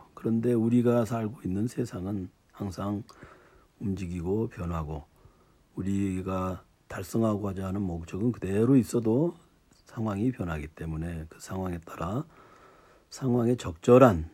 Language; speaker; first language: Korean; native; Korean